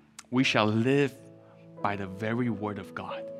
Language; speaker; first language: English; early bilingual, other home language; Chinese